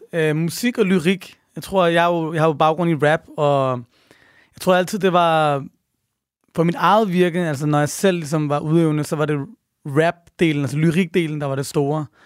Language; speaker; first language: Danish; early bilingual, other home language; Persian